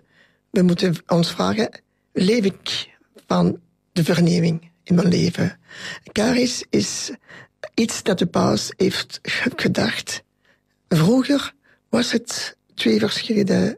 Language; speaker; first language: Dutch; non-native, local second language; French